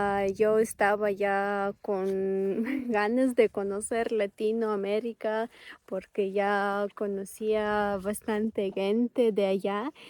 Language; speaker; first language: Spanish; non-native, fluent; Ukrainian